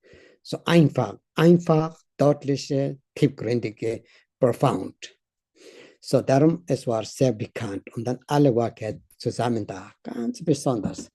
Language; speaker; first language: German; non-native, learner; Tibetan